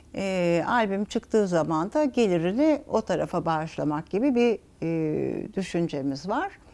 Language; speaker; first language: Turkish; native; Turkish